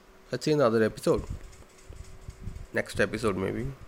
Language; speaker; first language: English; non-native, local second language; Tamil